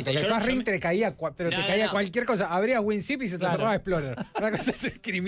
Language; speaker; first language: Spanish; native; Spanish